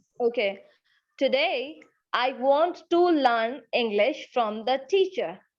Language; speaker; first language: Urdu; native; Urdu